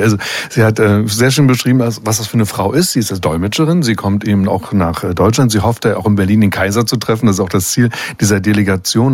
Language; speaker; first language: German; native; German